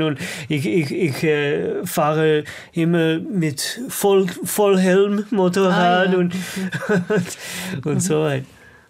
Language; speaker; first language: German; non-native, learner; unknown